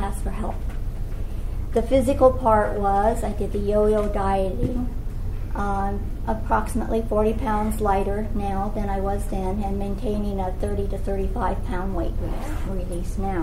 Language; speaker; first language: English; native; English